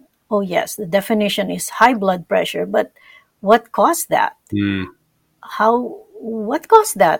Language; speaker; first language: English; non-native, local second language; Filipino